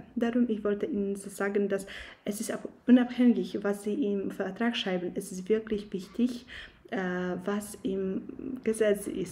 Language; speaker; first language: German; non-native, fluent; Polish